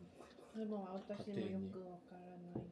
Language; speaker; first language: Japanese; non-native, learner; Korean